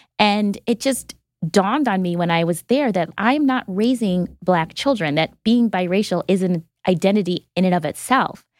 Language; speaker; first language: English; native; English